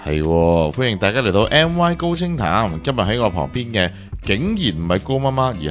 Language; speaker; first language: Cantonese; native; Cantonese